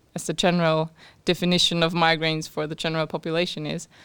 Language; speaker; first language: English; non-native, fluent; German